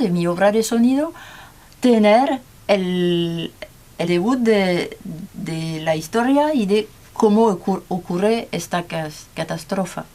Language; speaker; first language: Spanish; non-native, learner; French